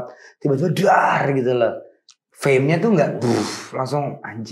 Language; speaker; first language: Indonesian; native; Indonesian